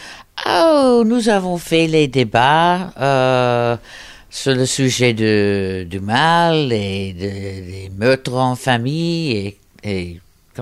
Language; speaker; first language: French; non-native, fluent; English